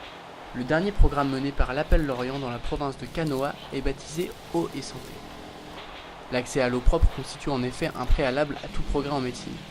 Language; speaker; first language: French; native; French